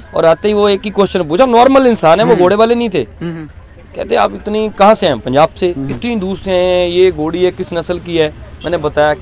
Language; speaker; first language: Hindi; native; Hindi